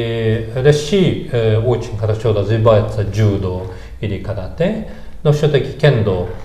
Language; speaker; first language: Russian; non-native, fluent; Japanese